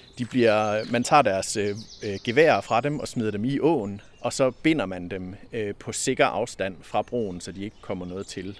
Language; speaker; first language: Danish; native; Danish